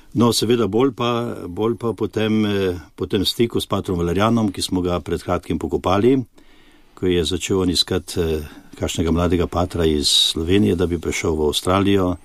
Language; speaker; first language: Slovenian; native; Slovenian